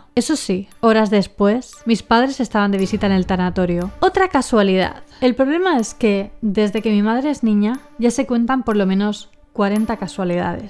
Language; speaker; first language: Spanish; native; Spanish